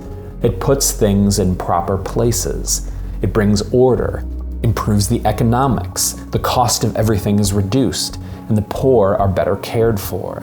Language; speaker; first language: English; native; English